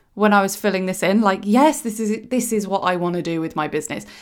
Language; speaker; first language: English; native; English